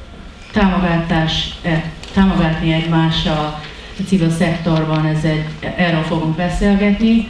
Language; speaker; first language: Hungarian; non-native, learner; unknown